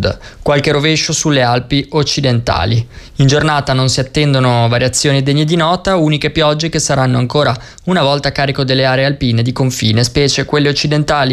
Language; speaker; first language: Italian; native; Italian